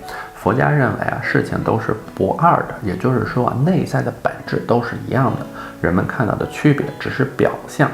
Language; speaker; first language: Chinese; native; Chinese